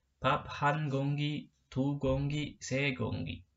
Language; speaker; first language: Korean; non-native, learner; Indonesian